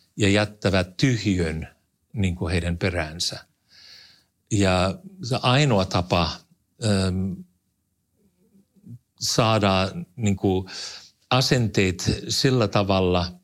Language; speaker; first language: Finnish; non-native, fluent; English